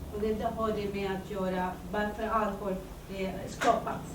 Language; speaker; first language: Swedish; early bilingual, other home language; Spanish